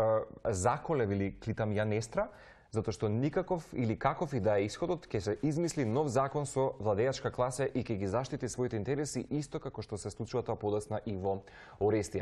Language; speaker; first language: Macedonian; native; Macedonian